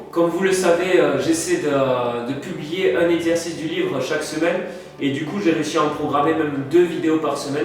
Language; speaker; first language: French; native; French